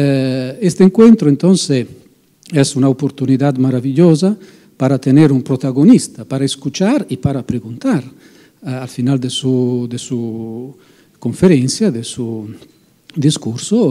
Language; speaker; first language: Spanish; non-native, fluent; Italian